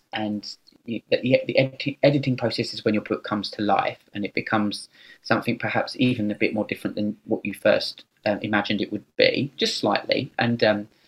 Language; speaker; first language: English; native; English